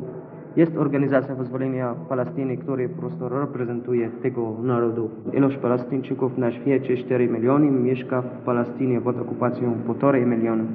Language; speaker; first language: Polish; non-native, learner; Arabic